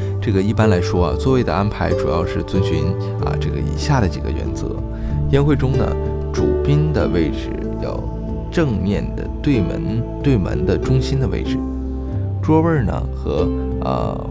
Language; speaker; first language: Chinese; native; Chinese